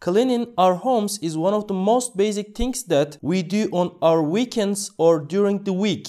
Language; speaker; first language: English; non-native, fluent; Turkish